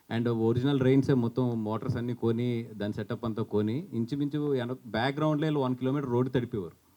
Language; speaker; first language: Telugu; native; Telugu